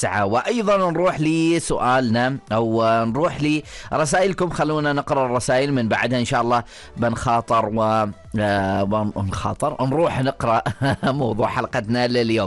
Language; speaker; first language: Arabic; native; Arabic